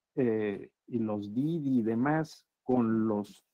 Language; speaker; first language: Spanish; native; Spanish